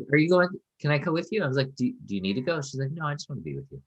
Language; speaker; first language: English; native; English